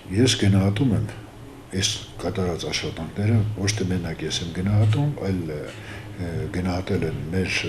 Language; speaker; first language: Armenian; native; Armenian